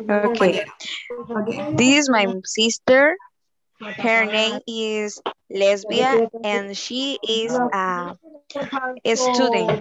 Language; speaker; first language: English; non-native, learner; Spanish